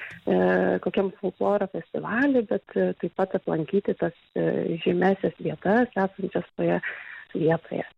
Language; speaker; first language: Lithuanian; native; Lithuanian